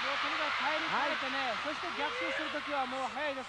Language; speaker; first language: Japanese; native; Japanese